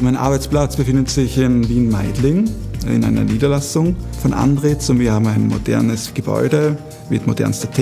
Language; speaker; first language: German; native; German